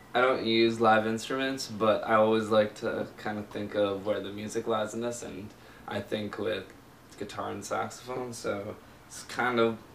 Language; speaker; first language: English; native; English